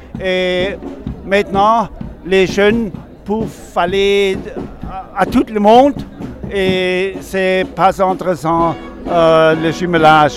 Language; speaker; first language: French; non-native, learner; German